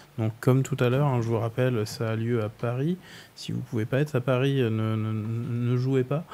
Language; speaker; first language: French; native; French